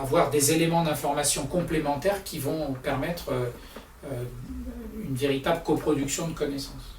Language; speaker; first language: French; native; French